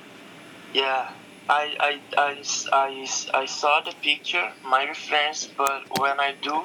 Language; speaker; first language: English; non-native, learner; Portuguese